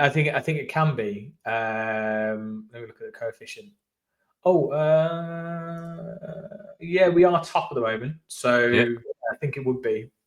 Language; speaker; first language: English; native; English